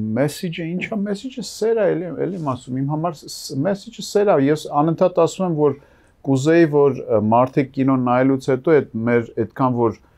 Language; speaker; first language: Armenian; native; Armenian